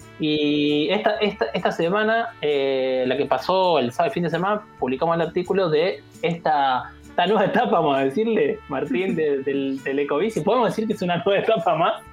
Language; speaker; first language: Spanish; native; Spanish